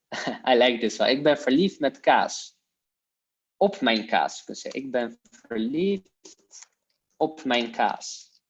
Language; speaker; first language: Dutch; non-native, fluent; Polish